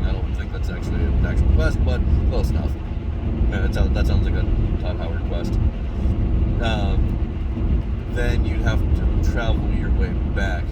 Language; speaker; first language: English; native; English